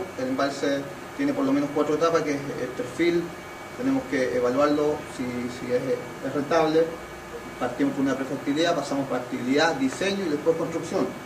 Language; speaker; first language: Spanish; native; Spanish